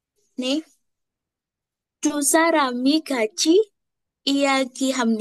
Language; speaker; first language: Korean; non-native, learner; Indonesian